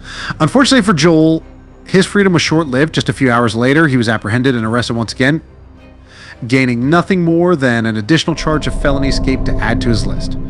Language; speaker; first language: English; native; English